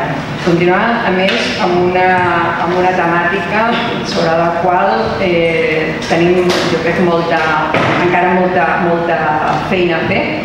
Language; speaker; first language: Catalan; non-native, local second language; Spanish